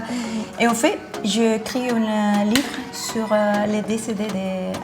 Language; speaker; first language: French; non-native, learner; Spanish